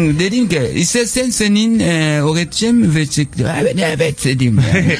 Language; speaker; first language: Turkish; non-native, learner; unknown